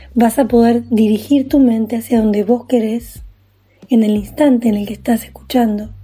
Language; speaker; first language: English; non-native, fluent; Spanish